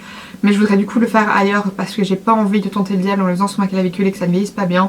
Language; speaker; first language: French; native; French